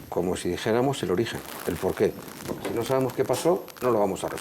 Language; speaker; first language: Spanish; native; Spanish